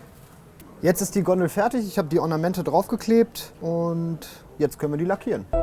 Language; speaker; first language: German; native; German